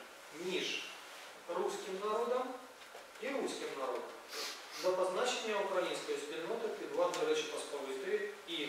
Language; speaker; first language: Ukrainian; native; Ukrainian